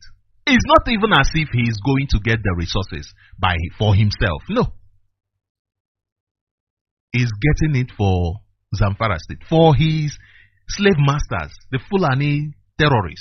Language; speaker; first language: English; non-native, local second language; Igbo